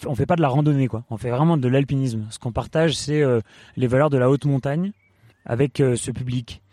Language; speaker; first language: French; native; French